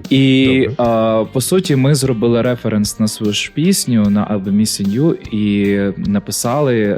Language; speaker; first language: Ukrainian; native; Ukrainian